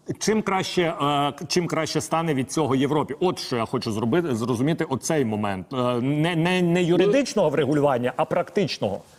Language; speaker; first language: Ukrainian; native; Ukrainian